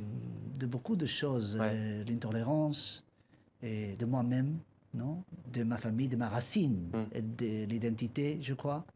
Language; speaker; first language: French; non-native, learner; Spanish